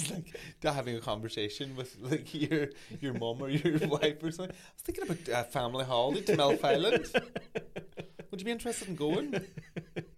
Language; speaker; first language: English; native; English